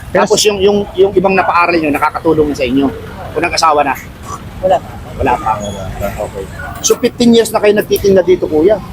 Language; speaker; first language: Filipino; native; Filipino